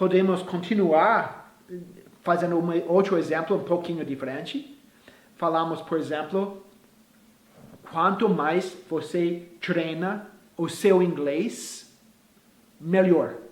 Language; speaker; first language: Portuguese; non-native, fluent; English